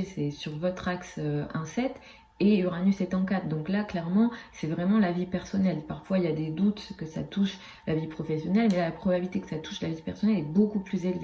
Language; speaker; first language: French; native; French